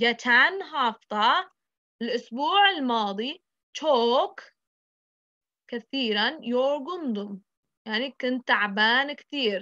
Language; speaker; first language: Arabic; native; Arabic